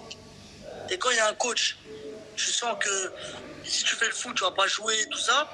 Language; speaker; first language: French; native; French